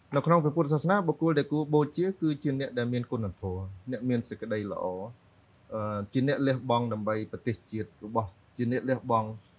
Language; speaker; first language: Khmer; native; Khmer